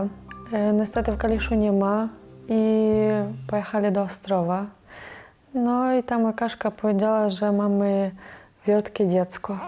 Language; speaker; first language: Polish; non-native, learner; Ukrainian